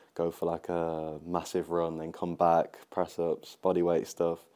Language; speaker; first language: English; native; English